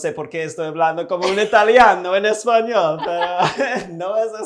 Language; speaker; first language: Spanish; non-native, fluent; English